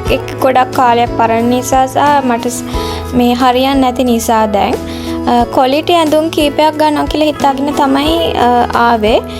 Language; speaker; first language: Sinhala; native; Sinhala